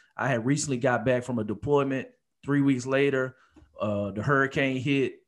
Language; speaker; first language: English; native; English